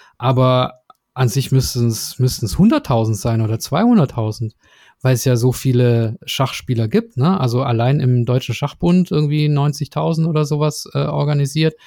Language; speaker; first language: German; native; German